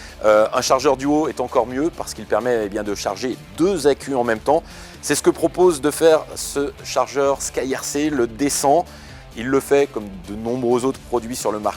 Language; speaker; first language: French; native; French